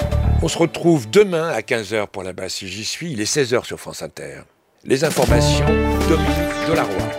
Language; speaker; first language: French; native; French